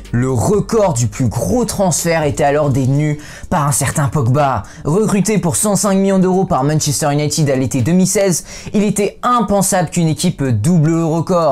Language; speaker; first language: French; native; French